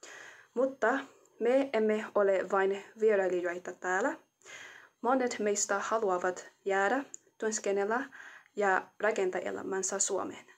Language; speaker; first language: Finnish; non-native, fluent; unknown